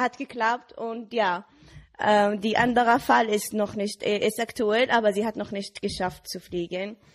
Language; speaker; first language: German; non-native, learner; Arabic